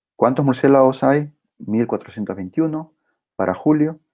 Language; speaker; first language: Spanish; native; Spanish